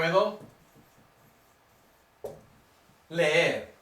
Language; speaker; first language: Spanish; non-native, fluent; English